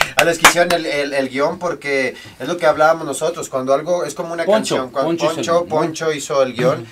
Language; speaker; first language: Spanish; native; Spanish